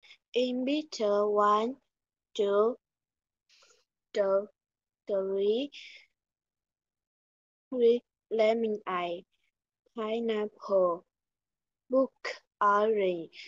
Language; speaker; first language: English; non-native, learner; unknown